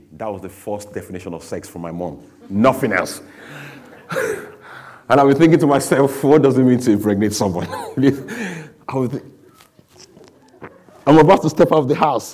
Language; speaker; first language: English; non-native, local second language; Yoruba